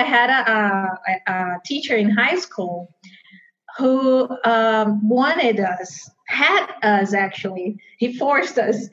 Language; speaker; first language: English; non-native, fluent; Portuguese